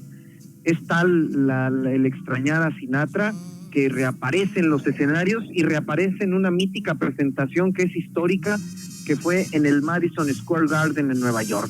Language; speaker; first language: Spanish; native; Spanish